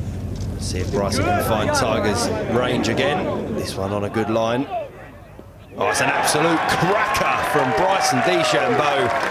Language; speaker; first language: English; native; English